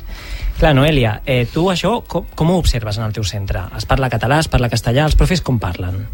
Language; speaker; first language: Catalan; native; Catalan